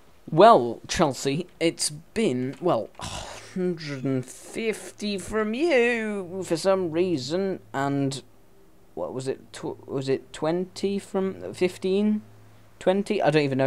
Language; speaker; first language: English; native; English